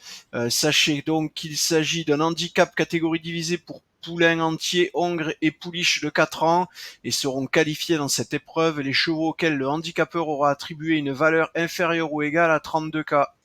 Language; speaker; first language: French; native; French